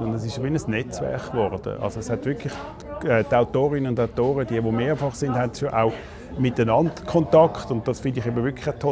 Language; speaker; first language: German; native; German